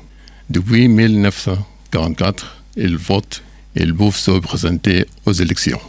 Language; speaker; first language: French; non-native, learner; Arabic